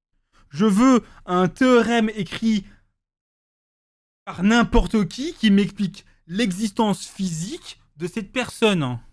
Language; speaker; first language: French; native; French